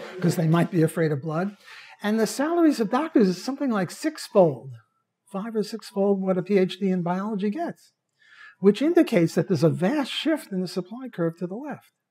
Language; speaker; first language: English; native; English